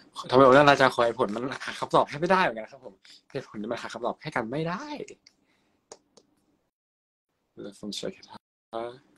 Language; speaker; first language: Thai; native; Thai